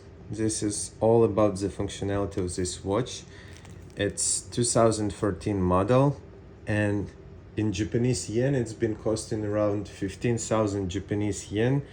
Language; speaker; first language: English; non-native, fluent; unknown